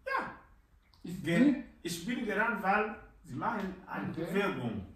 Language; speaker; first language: German; non-native, fluent; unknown